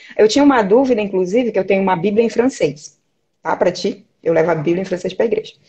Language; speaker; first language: Portuguese; native; Portuguese